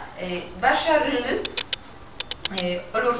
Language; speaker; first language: Turkish; non-native, learner; Polish